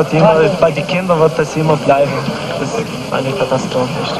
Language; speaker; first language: German; non-native, learner; Albanian